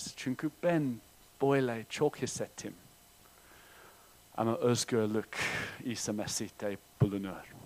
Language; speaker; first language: Turkish; non-native, fluent; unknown